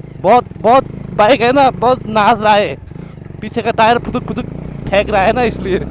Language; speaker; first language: Hindi; non-native, learner; Nepali